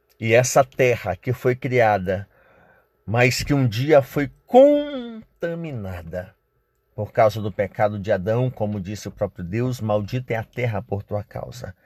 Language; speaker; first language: Portuguese; native; Portuguese